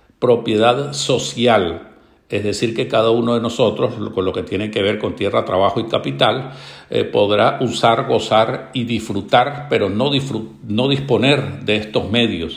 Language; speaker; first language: Spanish; native; Spanish